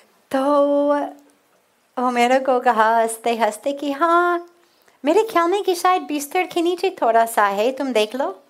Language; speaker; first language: Hindi; non-native, learner; English